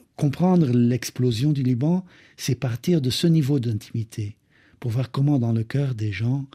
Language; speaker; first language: French; native; French